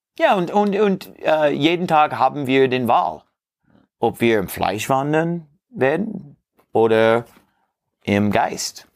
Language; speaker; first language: German; non-native, learner; English